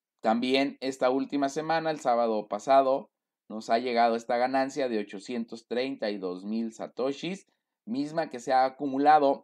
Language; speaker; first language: Spanish; native; Spanish